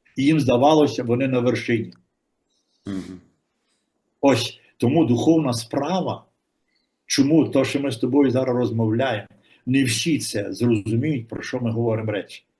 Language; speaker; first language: Ukrainian; native; Ukrainian